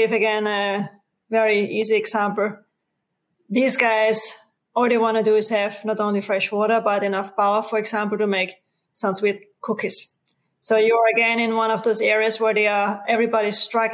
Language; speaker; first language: English; non-native, fluent; German